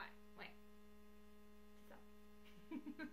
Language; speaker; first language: French; non-native, learner; English